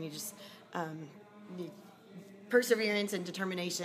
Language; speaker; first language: English; native; English